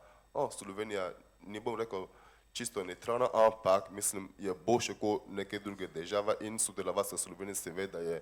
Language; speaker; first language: Slovenian; non-native, fluent; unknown